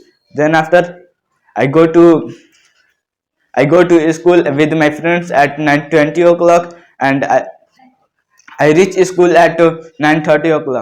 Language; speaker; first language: English; non-native, learner; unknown